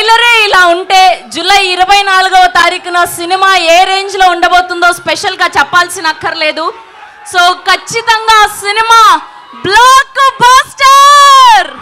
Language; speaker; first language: Telugu; native; Telugu